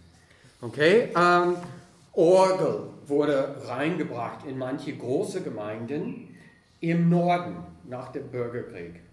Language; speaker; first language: German; non-native, fluent; English